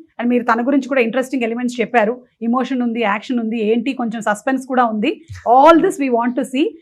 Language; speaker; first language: Telugu; non-native, local second language; Malayalam